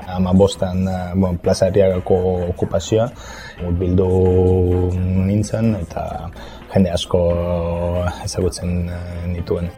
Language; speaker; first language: Basque; non-native, fluent; Italian